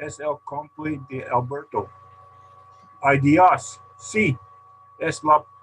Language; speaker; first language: Spanish; non-native, learner; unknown